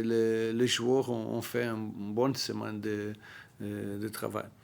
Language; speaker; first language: French; non-native, learner; Portuguese